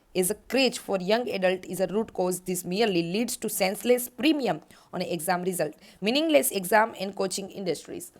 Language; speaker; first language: English; non-native, local second language; Gujarati